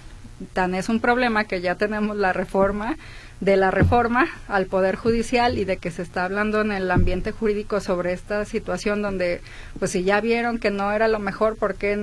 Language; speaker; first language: Spanish; native; Spanish